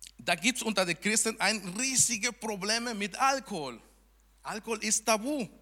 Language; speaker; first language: German; non-native, fluent; Spanish